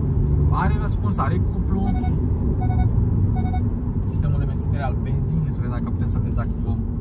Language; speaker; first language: Romanian; native; Romanian